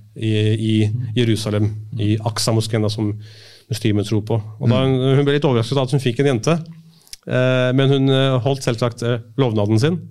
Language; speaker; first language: Norwegian; early bilingual, other home language; Urdu